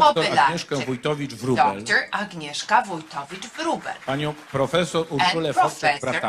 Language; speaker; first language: Polish; native; Polish